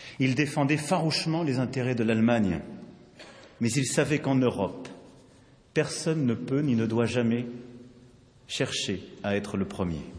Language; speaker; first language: French; native; French